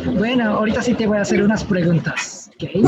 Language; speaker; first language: Spanish; non-native, fluent; Japanese